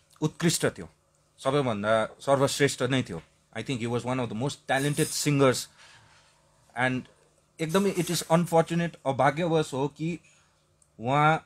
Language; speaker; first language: Nepali; native; Nepali